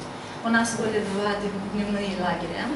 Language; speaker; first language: Polish; non-native, learner; Russian